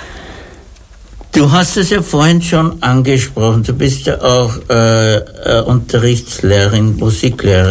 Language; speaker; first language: German; native; German